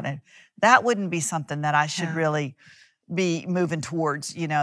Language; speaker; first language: English; native; English